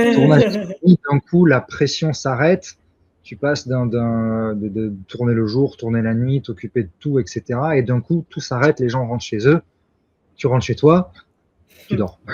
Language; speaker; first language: French; native; French